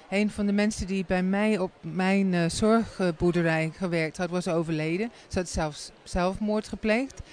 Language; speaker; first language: Dutch; non-native, fluent; English